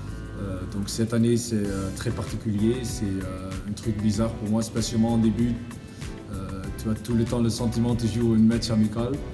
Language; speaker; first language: French; non-native, learner; Dutch